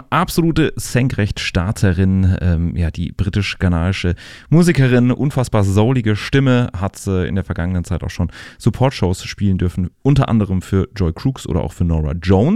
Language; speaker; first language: German; native; German